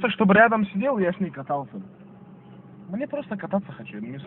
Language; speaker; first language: Russian; non-native, local second language; Uzbek